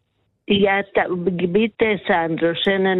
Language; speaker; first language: German; non-native, learner; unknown